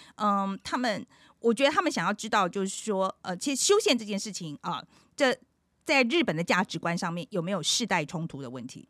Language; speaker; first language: Chinese; native; Chinese